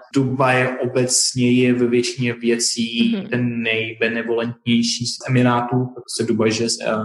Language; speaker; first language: Czech; native; Czech